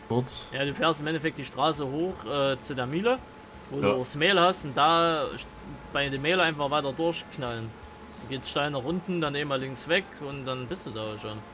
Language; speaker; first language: German; native; German